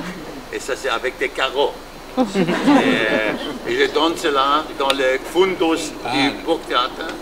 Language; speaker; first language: French; non-native, learner; German